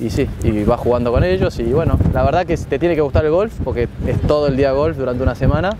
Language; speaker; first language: Spanish; native; Spanish